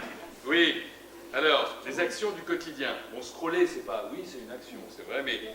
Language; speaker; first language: French; native; French